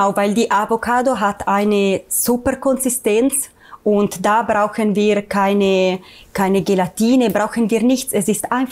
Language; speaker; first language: German; non-native, learner; Italian